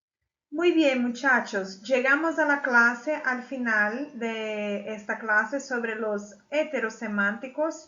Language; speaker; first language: Spanish; non-native, fluent; Portuguese